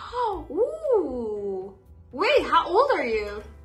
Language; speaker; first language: English; non-native, fluent; Persian